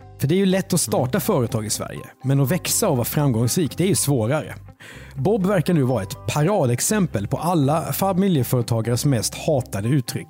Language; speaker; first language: Swedish; native; Swedish